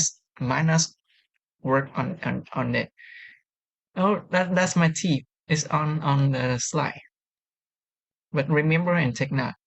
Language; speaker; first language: English; non-native, learner; Vietnamese